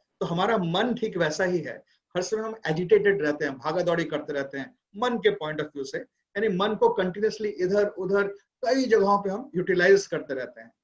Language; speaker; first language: Hindi; non-native, local second language; Bangla